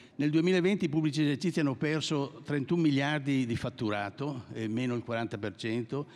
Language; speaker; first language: Italian; native; Italian